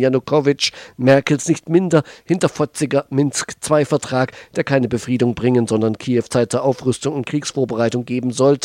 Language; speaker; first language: German; native; German